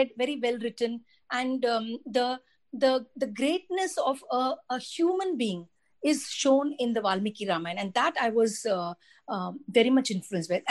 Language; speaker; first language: English; non-native, local second language; Tamil